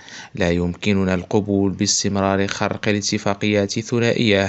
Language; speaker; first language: Arabic; native; Arabic